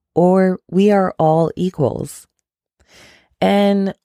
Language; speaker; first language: English; non-native, local second language; Akan